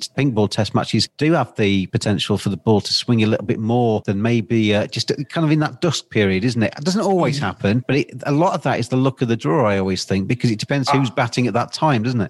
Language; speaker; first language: English; native; English